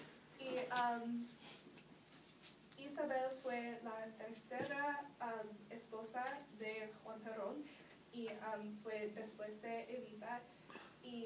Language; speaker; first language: Spanish; non-native, learner; English